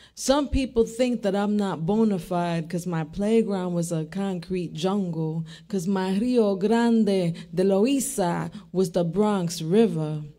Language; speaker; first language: English; early bilingual, other home language; Spanish